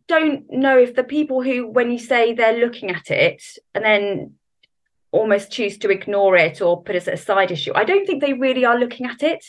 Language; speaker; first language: English; native; English